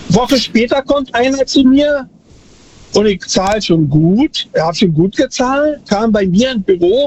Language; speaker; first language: German; native; German